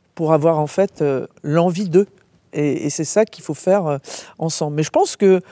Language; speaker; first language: French; native; French